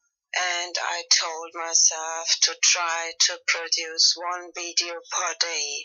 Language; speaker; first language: English; non-native, fluent; Spanish